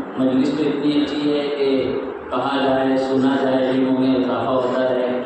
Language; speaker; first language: Urdu; native; Urdu